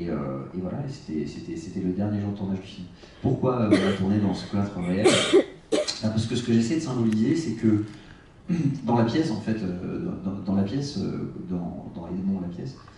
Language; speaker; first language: French; native; French